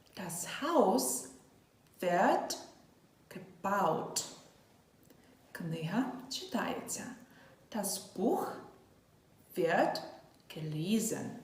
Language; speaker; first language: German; non-native, fluent; Ukrainian